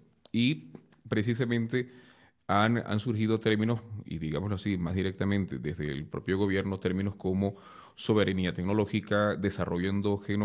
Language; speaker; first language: Spanish; native; Spanish